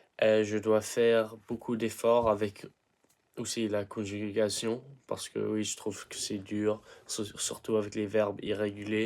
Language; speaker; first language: French; early bilingual, heritage; English